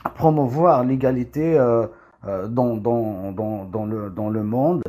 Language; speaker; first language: French; non-native, local second language; Kabyle